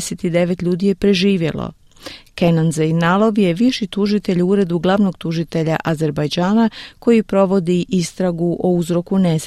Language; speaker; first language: Croatian; native; Croatian